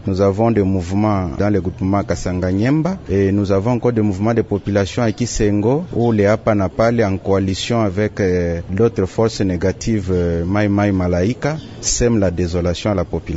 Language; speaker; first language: French; non-native, local second language; Swahili